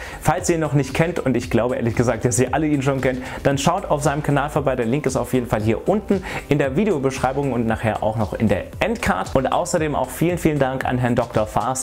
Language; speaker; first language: German; native; German